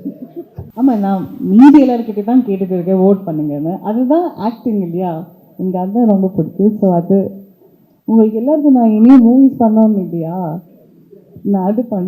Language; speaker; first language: Tamil; early bilingual, heritage; Tamil